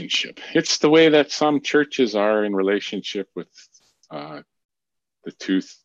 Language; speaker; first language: English; native; English